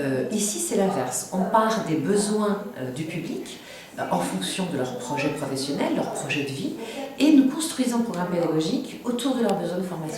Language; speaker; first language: French; native; French